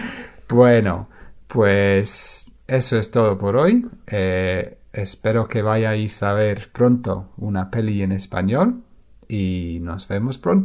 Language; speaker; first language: Spanish; non-native, fluent; English